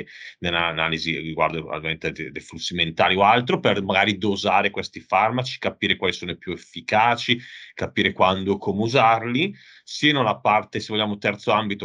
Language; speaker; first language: Italian; native; Italian